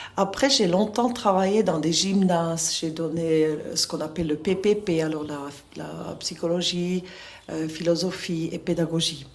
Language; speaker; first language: French; non-native, local second language; Swiss German